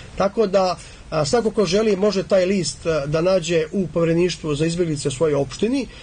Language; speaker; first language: Serbian; native; Serbian